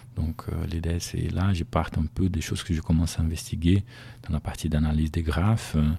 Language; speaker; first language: French; non-native, fluent; Portuguese